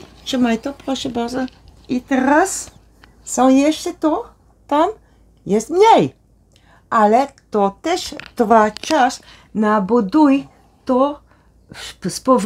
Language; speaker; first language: Polish; non-native, learner; Dutch